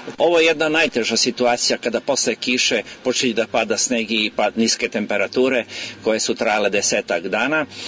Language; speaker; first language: Serbian; native; Serbian